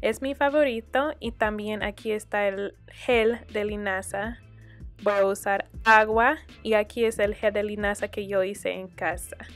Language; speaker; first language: Spanish; early bilingual, heritage; Spanish